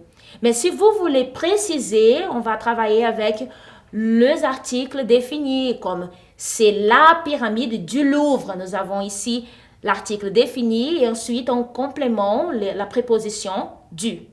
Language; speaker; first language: French; non-native, fluent; Portuguese